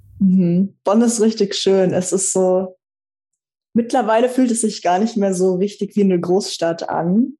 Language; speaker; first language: German; early bilingual, other home language; Russian